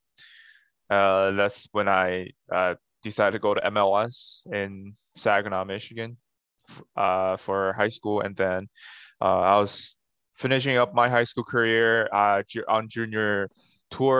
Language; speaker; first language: English; non-native, fluent; Chinese